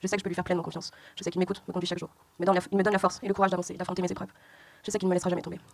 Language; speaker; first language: French; native; French